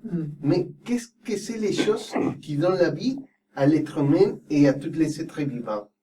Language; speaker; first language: French; non-native, fluent; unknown